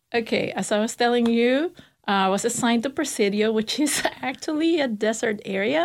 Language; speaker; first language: English; non-native, local second language; Filipino